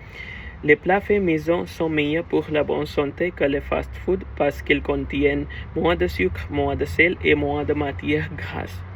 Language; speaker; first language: French; non-native, learner; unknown